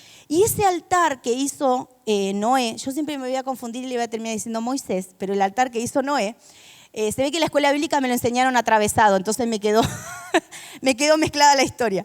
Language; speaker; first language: Spanish; native; Spanish